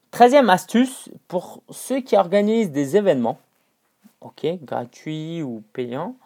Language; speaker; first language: French; non-native, fluent; Chinese